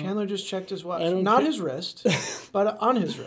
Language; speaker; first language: English; native; English